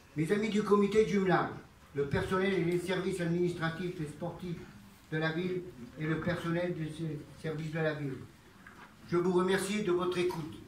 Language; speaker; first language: French; early bilingual, other home language; Italian